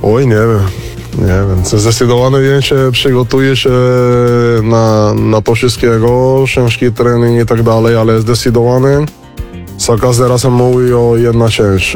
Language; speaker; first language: Polish; non-native, learner; Spanish